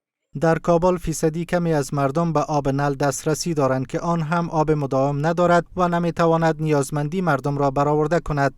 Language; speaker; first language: Persian; native; Persian